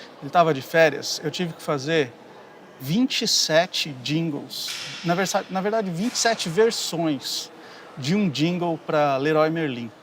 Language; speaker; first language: Portuguese; native; Portuguese